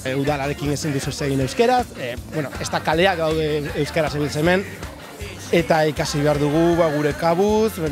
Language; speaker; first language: Basque; non-native, local second language; Spanish